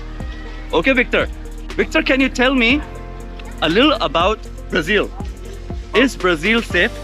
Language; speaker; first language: English; non-native, fluent; Hindi